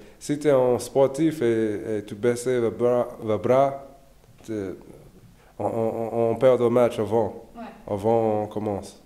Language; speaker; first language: French; non-native, learner; English